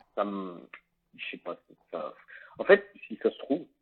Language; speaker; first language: French; native; French